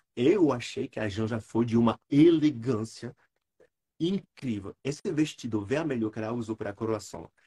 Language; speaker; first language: Portuguese; non-native, fluent; French